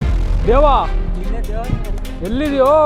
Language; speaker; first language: Kannada; native; Kannada